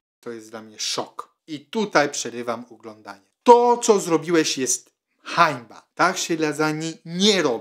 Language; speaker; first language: Polish; non-native, fluent; Italian